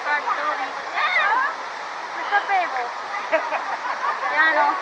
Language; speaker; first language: Italian; non-native, learner; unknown